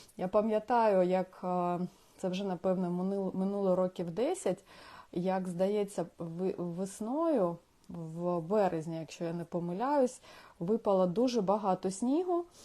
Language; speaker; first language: Ukrainian; non-native, local second language; Russian